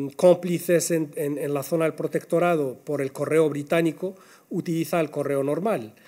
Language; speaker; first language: Spanish; non-native, fluent; Arabic